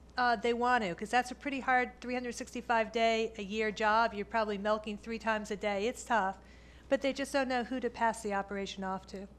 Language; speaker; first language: English; native; English